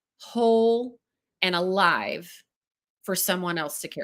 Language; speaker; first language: English; native; English